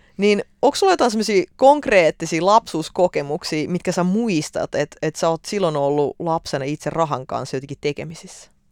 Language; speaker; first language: Finnish; early bilingual, other home language; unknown